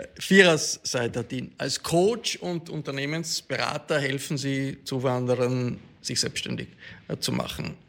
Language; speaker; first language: German; native; German